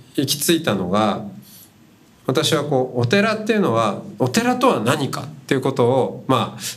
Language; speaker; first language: Japanese; native; Japanese